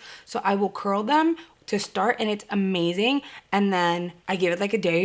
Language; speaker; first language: English; native; English